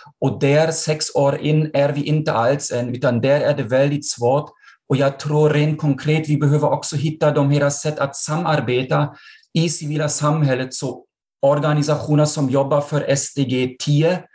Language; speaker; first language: Swedish; non-native, fluent; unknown